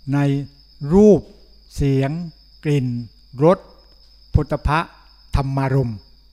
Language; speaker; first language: Thai; native; Thai